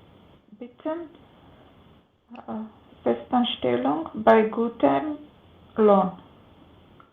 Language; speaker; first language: German; non-native, learner; Macedonian